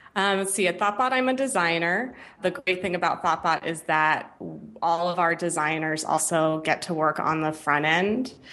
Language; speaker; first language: English; native; English